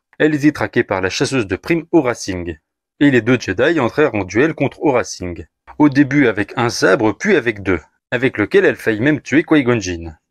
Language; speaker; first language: French; native; French